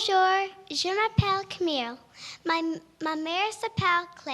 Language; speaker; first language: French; non-native, learner; English